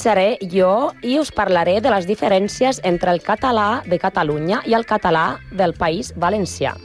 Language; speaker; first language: Catalan; non-native, learner; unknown